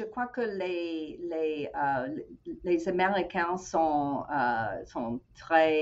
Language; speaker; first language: French; non-native, fluent; English